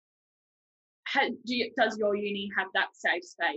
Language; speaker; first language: English; native; English